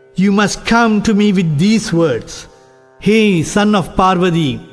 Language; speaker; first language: English; non-native, local second language; Tamil